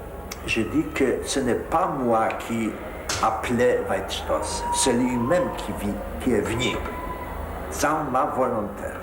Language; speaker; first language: French; non-native, fluent; Polish